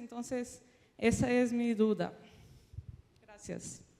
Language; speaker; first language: Spanish; non-native, fluent; Portuguese